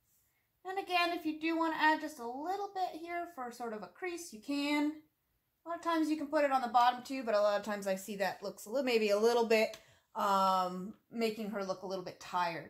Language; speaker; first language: English; native; English